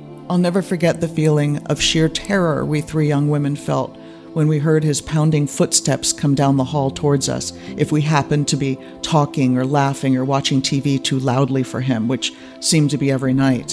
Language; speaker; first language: English; native; English